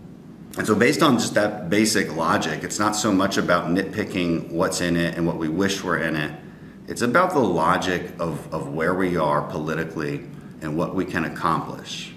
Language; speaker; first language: English; native; English